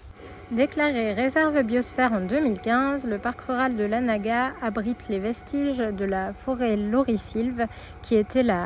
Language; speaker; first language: French; native; French